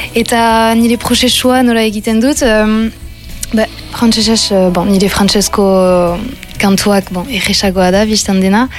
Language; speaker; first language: Basque; non-native, local second language; French